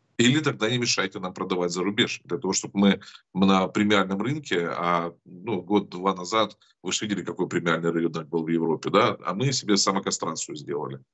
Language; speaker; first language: Russian; native; Russian